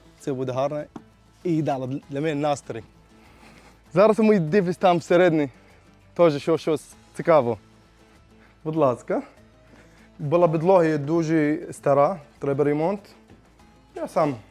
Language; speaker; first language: Ukrainian; non-native, learner; Arabic